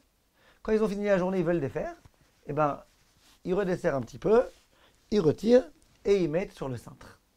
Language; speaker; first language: French; native; French